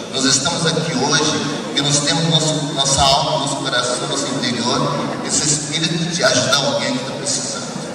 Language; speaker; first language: Portuguese; early bilingual, other home language; Japanese